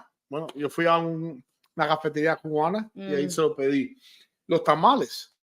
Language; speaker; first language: Spanish; early bilingual, heritage; Spanish